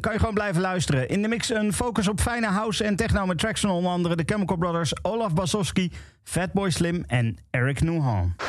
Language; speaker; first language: Dutch; native; Dutch